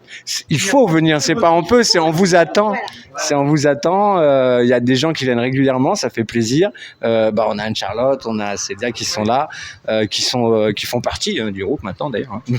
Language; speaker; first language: French; native; French